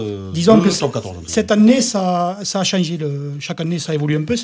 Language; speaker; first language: French; native; French